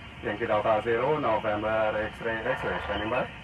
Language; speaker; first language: English; non-native, fluent; Indonesian